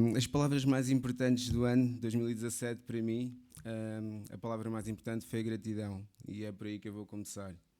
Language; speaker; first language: Portuguese; early bilingual, other home language; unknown